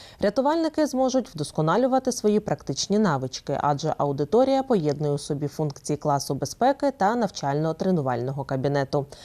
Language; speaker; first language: Ukrainian; native; Ukrainian